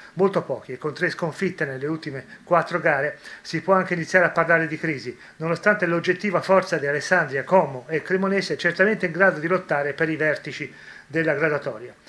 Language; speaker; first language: Italian; native; Italian